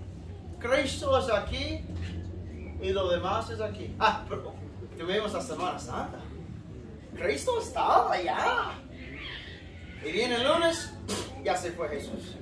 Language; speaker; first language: Spanish; non-native, fluent; English